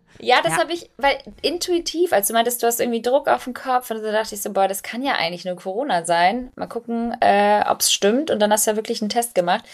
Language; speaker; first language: German; early bilingual, other home language; Albanian